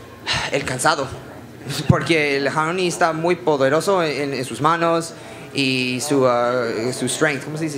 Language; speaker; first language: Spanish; non-native, learner; English